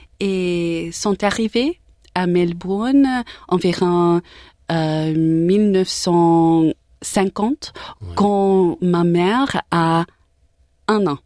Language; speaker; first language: French; non-native, learner; English